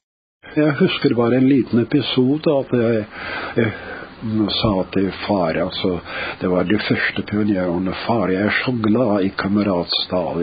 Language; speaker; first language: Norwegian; non-native, fluent; Russian